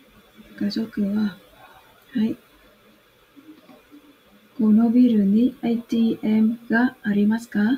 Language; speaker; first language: Japanese; non-native, fluent; Vietnamese